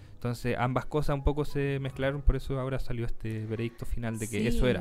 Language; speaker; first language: Spanish; native; Spanish